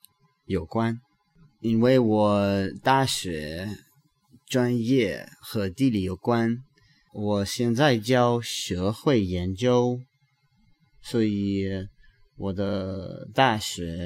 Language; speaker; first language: Chinese; non-native, learner; English